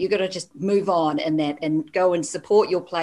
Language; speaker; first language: English; native; English